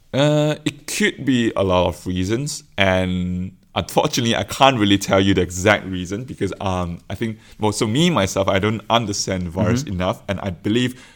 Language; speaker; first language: English; non-native, local second language; Chinese